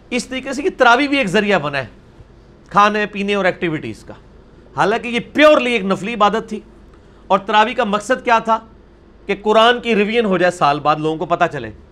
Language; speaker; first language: Urdu; non-native, local second language; Punjabi